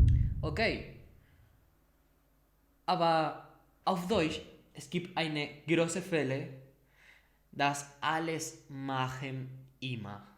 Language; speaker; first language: German; non-native, learner; Spanish